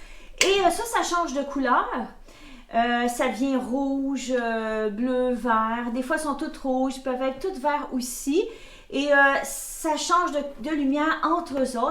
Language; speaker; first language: French; native; French